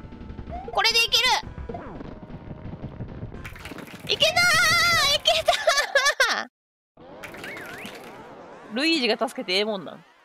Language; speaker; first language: Japanese; native; Japanese